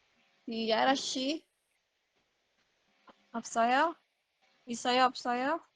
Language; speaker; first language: Korean; non-native, fluent; Indonesian